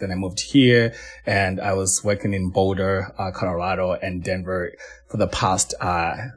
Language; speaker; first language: English; non-native, local second language; Shona